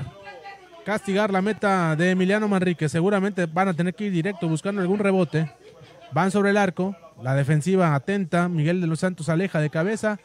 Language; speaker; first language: Spanish; native; Spanish